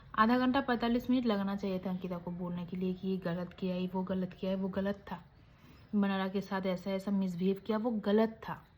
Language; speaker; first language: Hindi; non-native, local second language; Bangla